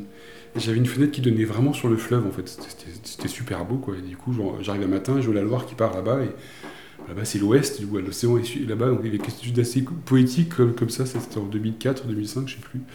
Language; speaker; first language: French; native; French